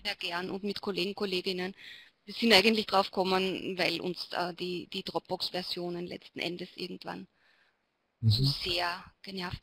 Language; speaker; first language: German; native; German